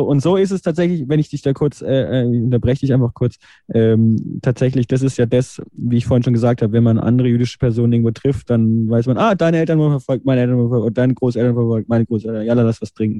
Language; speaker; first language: German; native; German